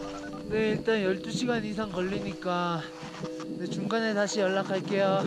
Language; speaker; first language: Korean; native; Korean